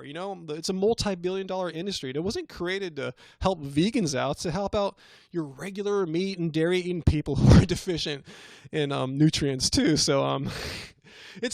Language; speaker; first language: English; native; English